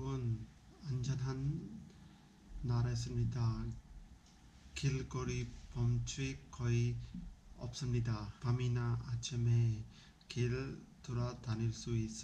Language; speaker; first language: Korean; non-native, learner; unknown